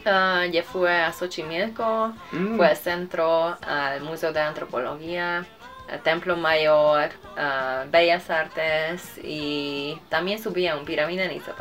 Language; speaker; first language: Spanish; non-native, fluent; Hungarian